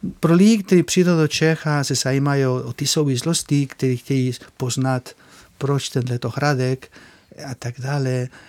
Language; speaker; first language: Czech; non-native, fluent; Spanish